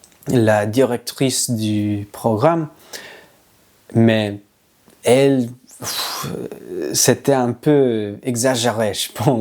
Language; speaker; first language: French; non-native, learner; English